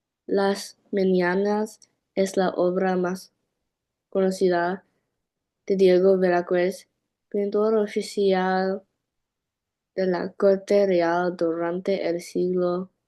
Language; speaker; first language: Spanish; non-native, learner; English